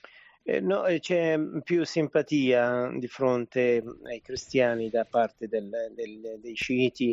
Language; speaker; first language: Italian; non-native, fluent; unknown